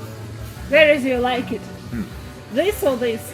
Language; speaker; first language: English; non-native, learner; Russian